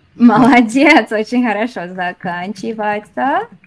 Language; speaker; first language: Russian; non-native, fluent; English